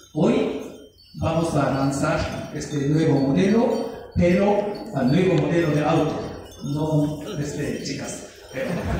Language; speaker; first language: Spanish; non-native, learner; Japanese